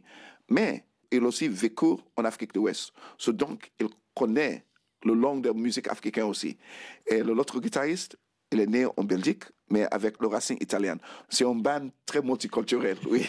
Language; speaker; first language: French; non-native, fluent; Krio